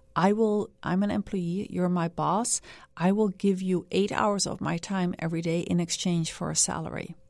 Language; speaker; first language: English; non-native, fluent; Dutch